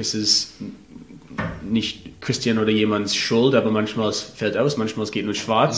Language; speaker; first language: German; non-native, learner; English